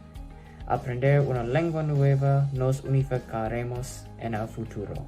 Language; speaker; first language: Spanish; non-native, fluent; English